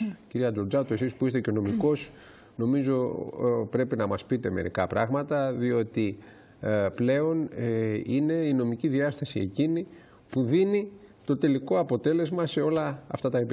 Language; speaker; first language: Greek; native; Greek